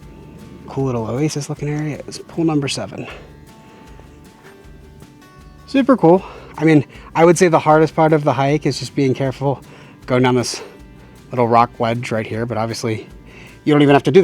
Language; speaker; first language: English; native; English